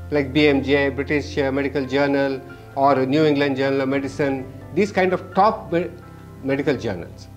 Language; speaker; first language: English; non-native, local second language; Kannada